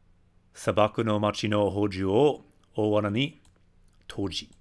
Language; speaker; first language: Japanese; non-native, fluent; English